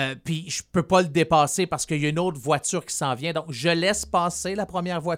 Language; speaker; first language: French; native; French